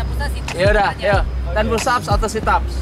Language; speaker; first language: Indonesian; native; Indonesian